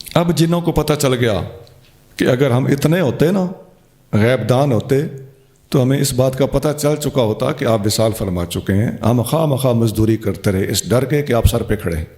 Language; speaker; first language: Urdu; non-native, local second language; Punjabi